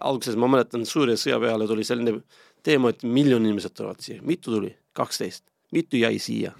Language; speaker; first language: Estonian; non-native, fluent; Turkish